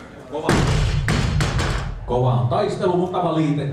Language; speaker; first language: Finnish; native; Finnish